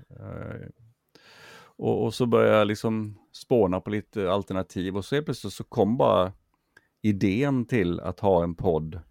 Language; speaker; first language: Swedish; native; Swedish